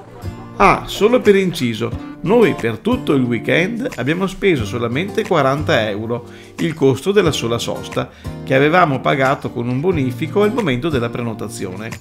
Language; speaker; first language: Italian; native; Italian